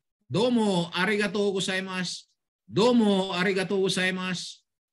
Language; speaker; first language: Japanese; non-native, fluent; Filipino